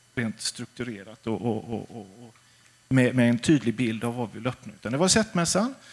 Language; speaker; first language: Swedish; native; Swedish